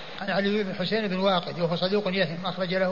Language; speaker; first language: Arabic; native; Arabic